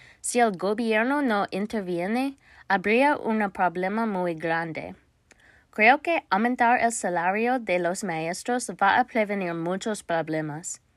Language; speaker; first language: Spanish; non-native, learner; English